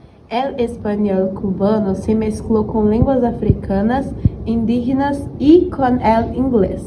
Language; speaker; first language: Spanish; non-native, learner; Portuguese